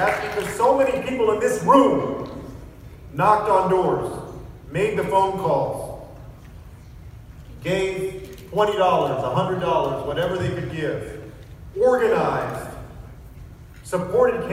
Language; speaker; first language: English; native; English